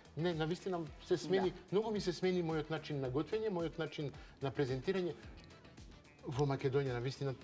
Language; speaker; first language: Macedonian; non-native, fluent; Dutch